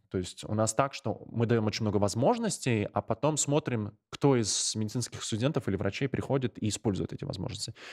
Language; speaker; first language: Russian; non-native, local second language; Latvian